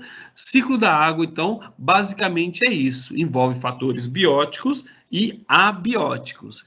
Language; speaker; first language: Portuguese; native; Portuguese